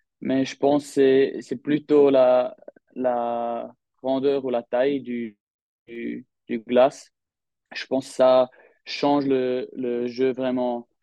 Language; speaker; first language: French; non-native, local second language; German